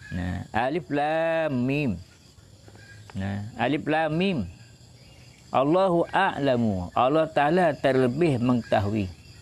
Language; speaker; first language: Malay; native; Malay